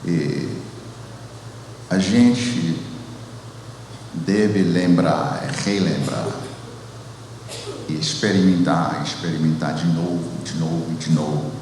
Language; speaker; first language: Portuguese; non-native, fluent; English